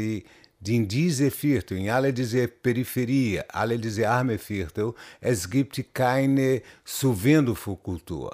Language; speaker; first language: German; non-native, learner; Portuguese